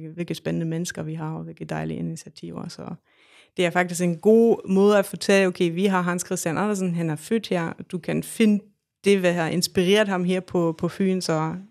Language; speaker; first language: Danish; non-native, fluent; German